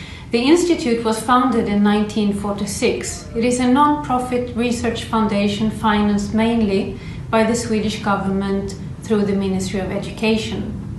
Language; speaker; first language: English; non-native, fluent; Swedish